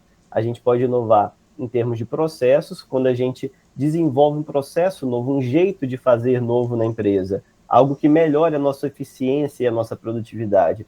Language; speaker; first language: Portuguese; native; Portuguese